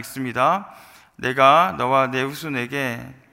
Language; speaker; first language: Korean; native; Korean